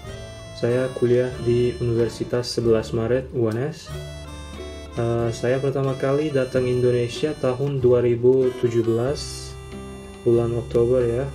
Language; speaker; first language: Indonesian; non-native, fluent; Turkmen